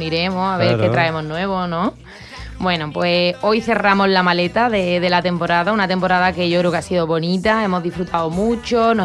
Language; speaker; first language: Spanish; native; Spanish